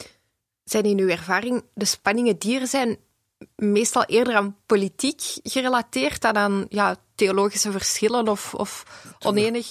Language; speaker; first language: Dutch; native; Dutch